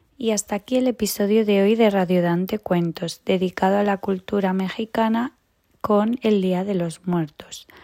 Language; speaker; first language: Spanish; native; Spanish